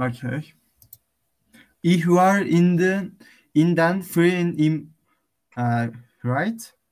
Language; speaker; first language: German; non-native, learner; Turkish